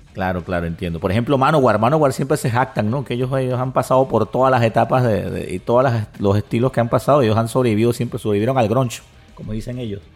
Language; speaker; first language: Spanish; native; Spanish